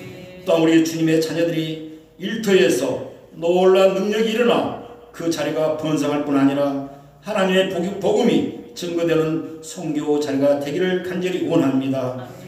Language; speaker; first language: Korean; native; Korean